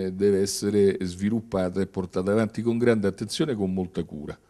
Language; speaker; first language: Italian; native; Italian